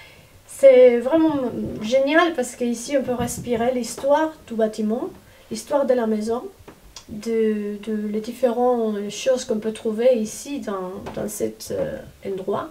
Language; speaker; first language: French; non-native, fluent; Spanish